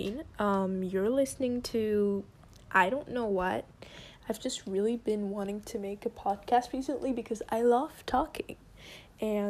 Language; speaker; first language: English; non-native, fluent; French